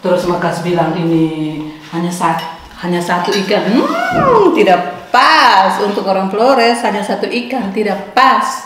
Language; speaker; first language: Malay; non-native, local second language; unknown